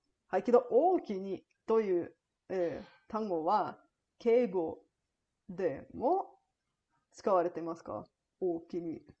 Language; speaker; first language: Japanese; non-native, learner; Bulgarian